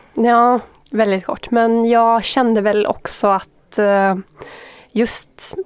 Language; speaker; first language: Swedish; native; Swedish